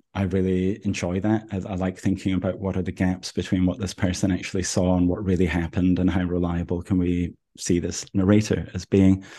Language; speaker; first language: English; native; English